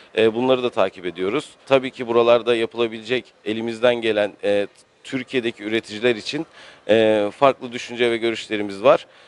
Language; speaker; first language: Turkish; native; Turkish